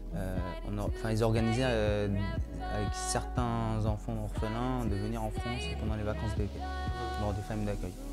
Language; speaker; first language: French; early bilingual, other home language; Latvian